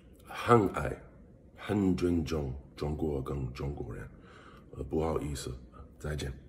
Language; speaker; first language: Chinese; non-native, learner; English